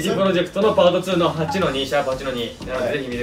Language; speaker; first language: Japanese; native; Japanese